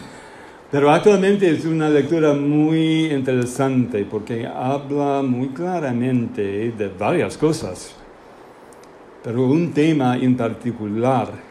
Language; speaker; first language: Spanish; non-native, fluent; English